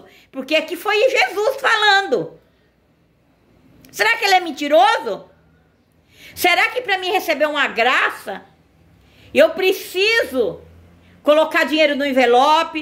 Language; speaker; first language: Portuguese; native; Portuguese